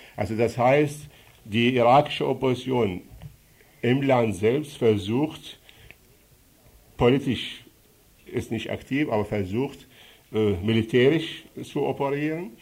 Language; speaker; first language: German; non-native, fluent; Arabic